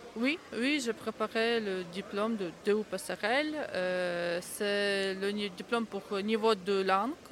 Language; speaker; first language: French; non-native, learner; Ukrainian